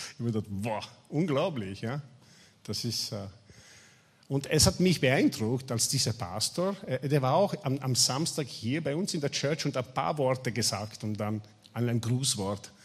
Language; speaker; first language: German; non-native, fluent; Italian